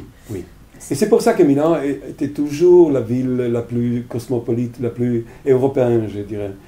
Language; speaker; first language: French; non-native, fluent; Italian